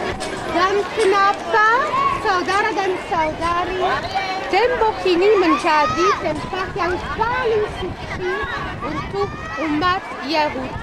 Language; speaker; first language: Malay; non-native, fluent; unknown